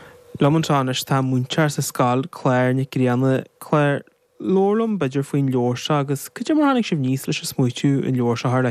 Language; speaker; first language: Irish; native; Irish